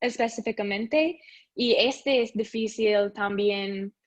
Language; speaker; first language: Spanish; non-native, learner; English